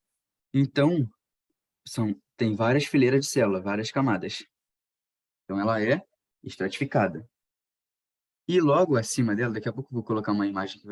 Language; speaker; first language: Portuguese; native; Portuguese